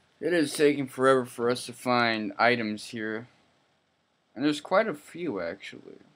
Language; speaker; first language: English; native; English